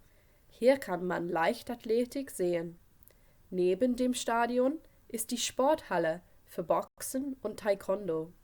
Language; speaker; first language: German; non-native, fluent; English